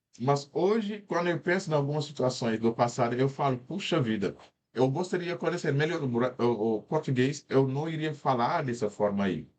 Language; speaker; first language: Portuguese; non-native, fluent; Wolof